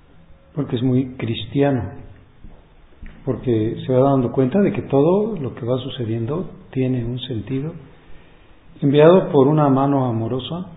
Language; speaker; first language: Spanish; native; Spanish